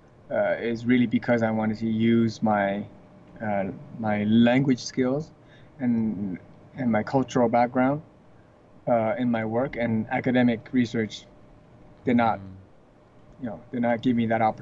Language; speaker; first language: English; early bilingual, other home language; Chinese